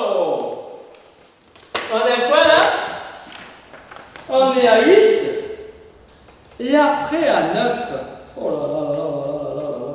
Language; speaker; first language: French; native; French